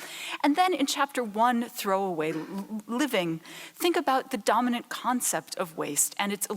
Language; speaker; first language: English; native; English